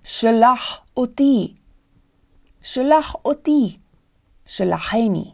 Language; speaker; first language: Hebrew; non-native, fluent; English